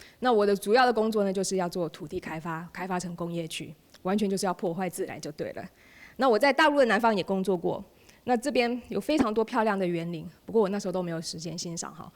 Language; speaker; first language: Chinese; native; Chinese